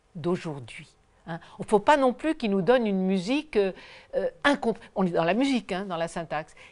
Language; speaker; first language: French; native; French